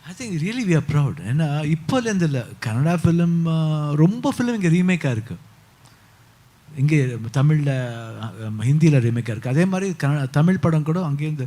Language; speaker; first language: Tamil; non-native, local second language; Kannada